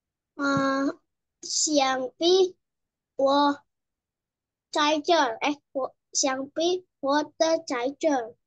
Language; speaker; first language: Chinese; non-native, learner; Indonesian